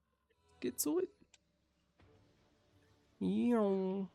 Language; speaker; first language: English; native; English